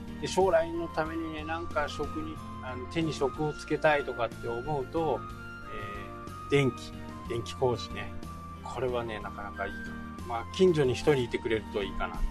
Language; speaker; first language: Japanese; native; Japanese